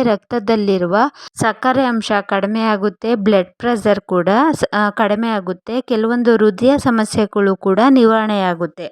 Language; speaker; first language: Kannada; native; Kannada